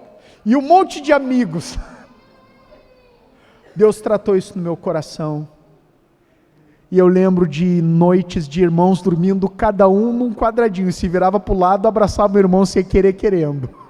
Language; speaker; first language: Portuguese; native; Portuguese